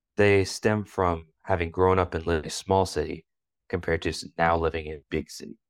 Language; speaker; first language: English; native; English